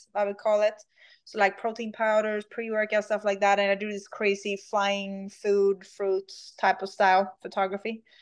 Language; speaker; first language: English; non-native, fluent; Swedish